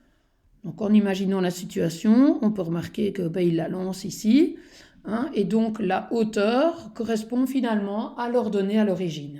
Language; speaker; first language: French; native; French